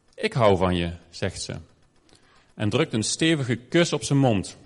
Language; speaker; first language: Dutch; native; Dutch